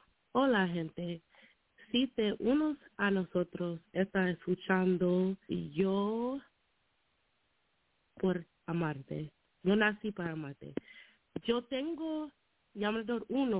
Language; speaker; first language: Spanish; non-native, learner; English